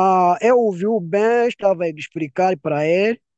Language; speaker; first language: Portuguese; non-native, learner; Kinyarwanda